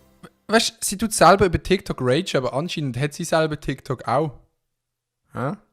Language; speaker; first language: German; native; German